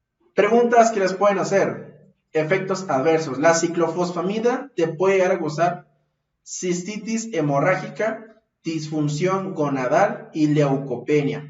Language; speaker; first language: Spanish; native; Spanish